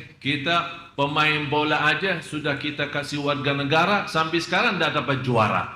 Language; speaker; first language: Malay; non-native, fluent; Arabic